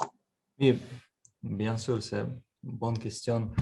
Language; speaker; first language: French; non-native, learner; Russian